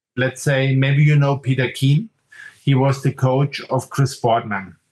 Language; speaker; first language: English; non-native, fluent; German